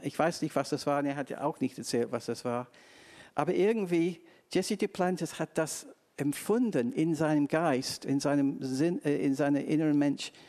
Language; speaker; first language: German; non-native, fluent; English